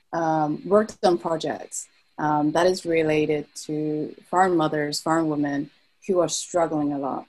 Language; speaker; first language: English; native; English